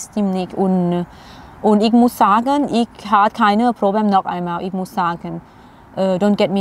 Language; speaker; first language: German; non-native, learner; Thai